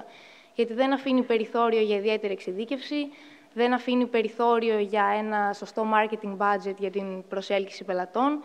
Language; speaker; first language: Greek; native; Greek